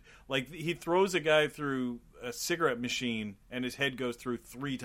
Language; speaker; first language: English; native; English